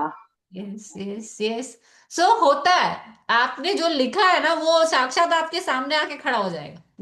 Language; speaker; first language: Hindi; native; Hindi